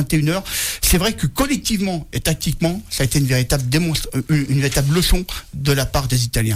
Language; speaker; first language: French; native; French